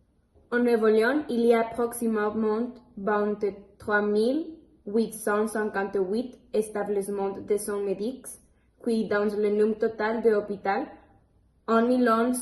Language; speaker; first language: French; non-native, learner; Spanish